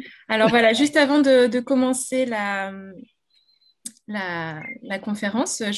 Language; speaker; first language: French; native; French